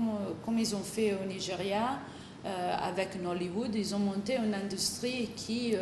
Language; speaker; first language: French; non-native, fluent; Italian